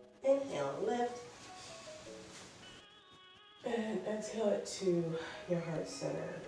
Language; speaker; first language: English; native; English